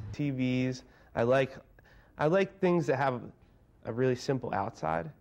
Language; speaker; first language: English; native; English